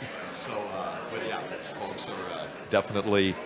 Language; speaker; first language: English; native; English